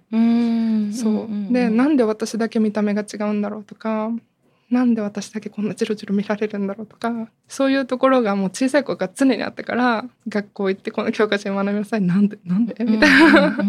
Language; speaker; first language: Japanese; native; Japanese